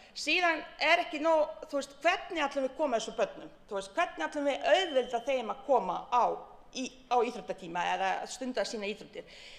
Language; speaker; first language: Icelandic; non-native, fluent; Bosnian